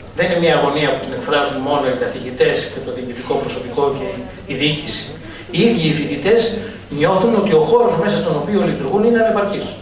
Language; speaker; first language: Greek; native; Greek